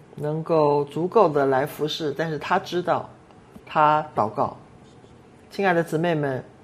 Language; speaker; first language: Chinese; non-native, local second language; Cantonese